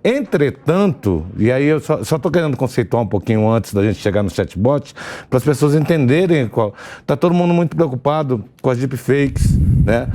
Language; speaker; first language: Portuguese; native; Portuguese